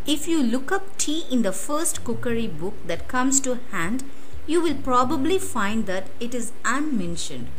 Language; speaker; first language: English; non-native, local second language; Tamil